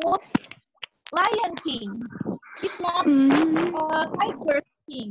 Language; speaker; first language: English; non-native, learner; Indonesian